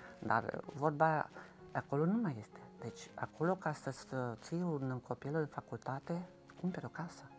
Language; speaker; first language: Romanian; non-native, local second language; Hungarian